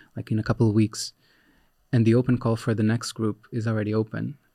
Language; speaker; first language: English; non-native, fluent; Portuguese